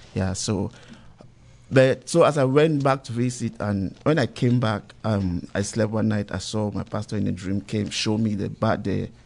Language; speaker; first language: English; non-native, local second language; Igbo